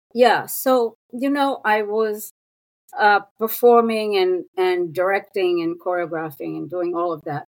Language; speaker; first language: English; non-native, fluent; Hebrew